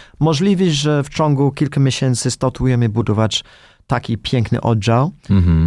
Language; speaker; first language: Polish; non-native, fluent; English